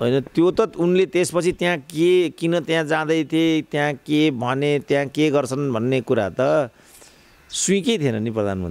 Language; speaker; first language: Nepali; native; Nepali